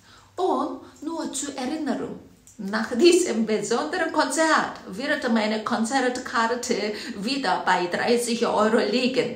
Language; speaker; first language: German; non-native, fluent; Korean